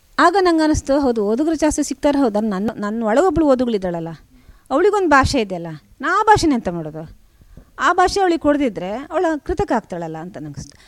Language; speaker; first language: Kannada; native; Kannada